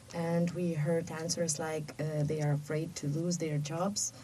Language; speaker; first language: English; non-native, fluent; Lithuanian